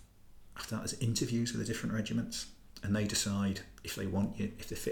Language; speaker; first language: English; native; English